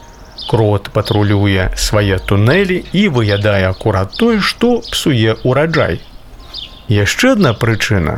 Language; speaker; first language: Belarusian; native; Belarusian